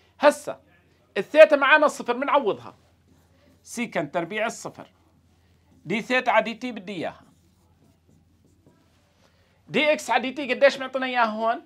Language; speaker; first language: Arabic; native; Arabic